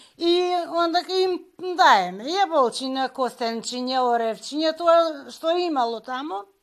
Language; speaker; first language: Macedonian; early bilingual, heritage; Macedonian